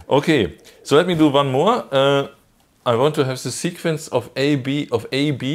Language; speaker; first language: English; non-native, fluent; German